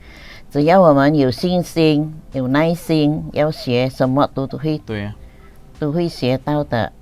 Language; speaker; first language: Chinese; early bilingual, heritage; Chinese